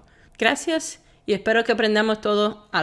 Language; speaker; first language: Spanish; non-native, fluent; Italian